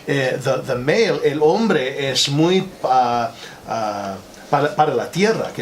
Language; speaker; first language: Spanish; non-native, learner; English